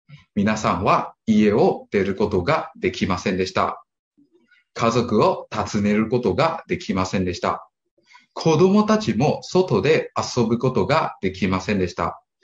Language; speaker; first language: Japanese; non-native, learner; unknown